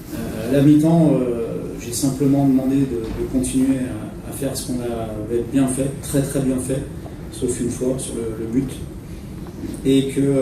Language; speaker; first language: French; native; French